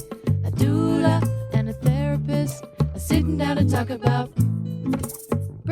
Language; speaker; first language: English; native; English